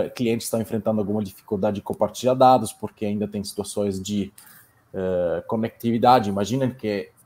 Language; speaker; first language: Portuguese; non-native, fluent; Italian